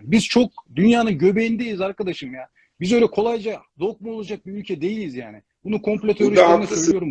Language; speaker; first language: Turkish; native; Turkish